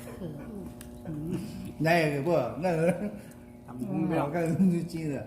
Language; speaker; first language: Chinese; non-native, learner; Thai